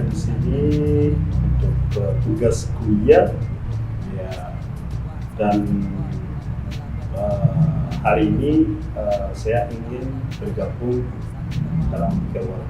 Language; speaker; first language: Indonesian; non-native, fluent; Rundi